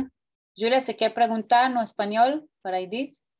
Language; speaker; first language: Spanish; non-native, fluent; Portuguese